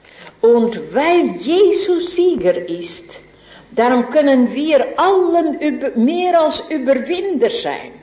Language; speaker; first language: German; non-native, fluent; Dutch